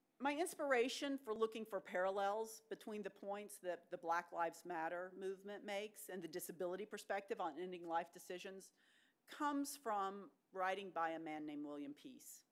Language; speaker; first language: English; native; English